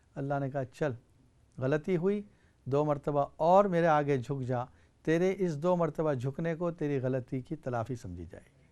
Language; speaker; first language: Urdu; native; Urdu